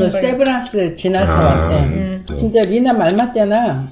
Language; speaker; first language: Korean; native; Korean